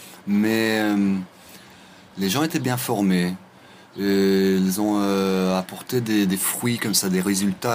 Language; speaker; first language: French; non-native, fluent; Russian